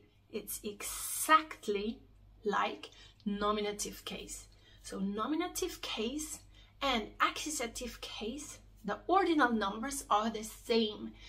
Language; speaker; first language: English; non-native, fluent; Swiss German